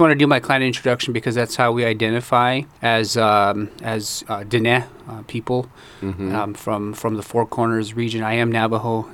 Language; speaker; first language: English; early bilingual, other home language; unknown